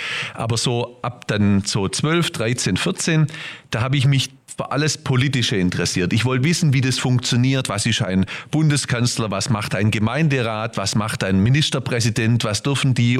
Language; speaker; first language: German; native; German